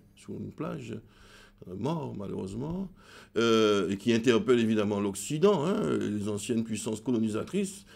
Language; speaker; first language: French; native; French